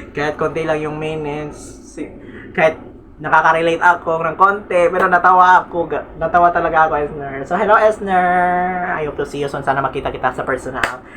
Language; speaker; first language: Filipino; non-native, local second language; Cebuano